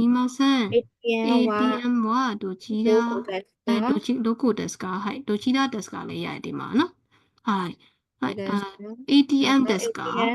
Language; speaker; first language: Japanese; non-native, fluent; Burmese